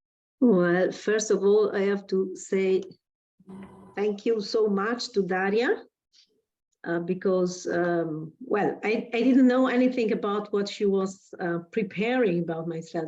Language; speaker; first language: English; non-native, fluent; Italian